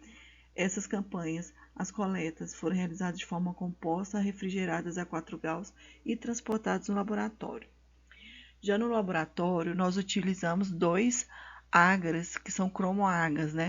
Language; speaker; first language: Portuguese; native; Portuguese